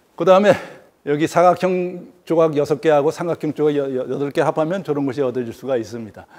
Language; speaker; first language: Korean; native; Korean